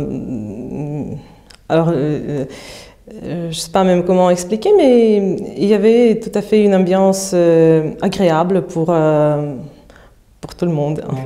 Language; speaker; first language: French; non-native, fluent; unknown